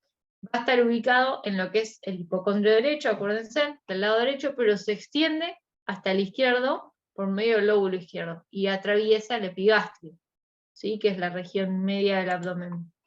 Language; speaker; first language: Spanish; native; Spanish